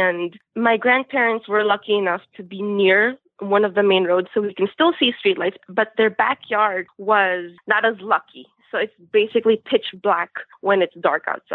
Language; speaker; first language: English; non-native, local second language; Filipino